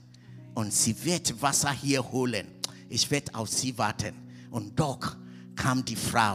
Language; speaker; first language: German; non-native, fluent; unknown